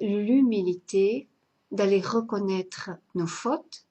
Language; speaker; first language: French; native; French